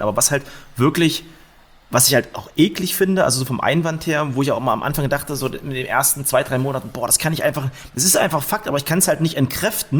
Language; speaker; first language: German; native; German